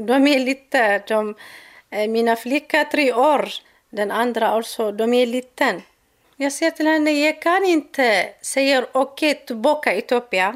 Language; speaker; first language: Swedish; non-native, learner; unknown